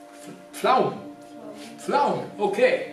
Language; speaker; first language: German; non-native, fluent; Georgian